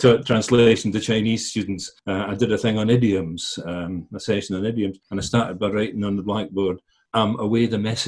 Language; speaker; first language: English; early bilingual, other home language; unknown